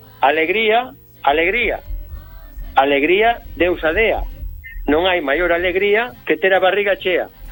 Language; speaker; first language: Galician; native; Galician